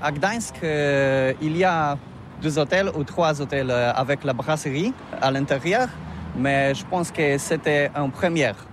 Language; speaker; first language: French; non-native, learner; Polish